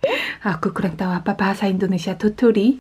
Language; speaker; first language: Indonesian; non-native, fluent; Korean